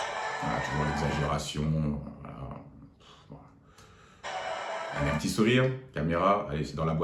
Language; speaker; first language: French; native; French